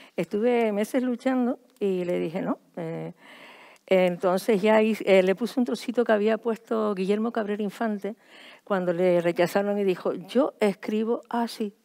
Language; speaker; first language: Spanish; native; Spanish